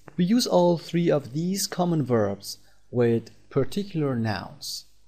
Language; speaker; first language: English; non-native, fluent; Persian